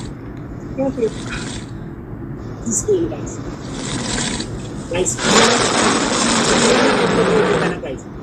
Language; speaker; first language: English; non-native, learner; Oromo